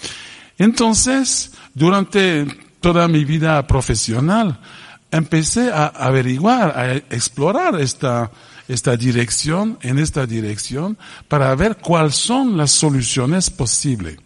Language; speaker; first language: Spanish; non-native, fluent; French